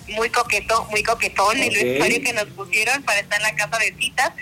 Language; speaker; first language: Spanish; native; Spanish